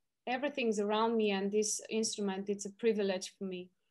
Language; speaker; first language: English; non-native, fluent; Romanian